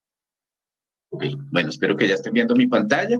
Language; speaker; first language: Spanish; native; Spanish